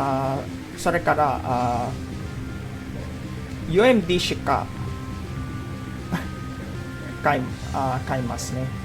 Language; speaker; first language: Japanese; non-native, learner; Filipino